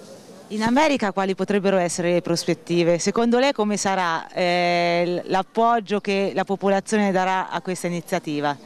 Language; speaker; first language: Italian; native; Italian